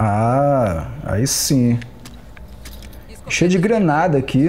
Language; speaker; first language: Portuguese; native; Portuguese